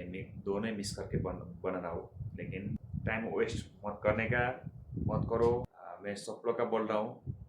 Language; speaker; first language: Hindi; non-native, learner; Nepali